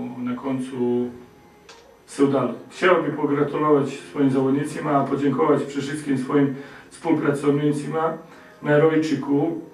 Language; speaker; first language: Polish; non-native, learner; Croatian